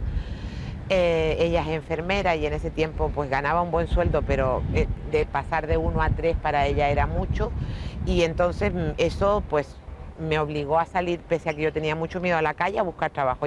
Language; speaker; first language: Spanish; native; Spanish